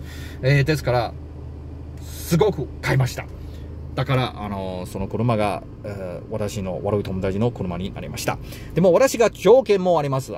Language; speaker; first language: Japanese; non-native, learner; Chinese